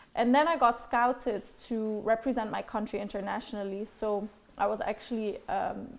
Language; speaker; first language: English; non-native, fluent; Dutch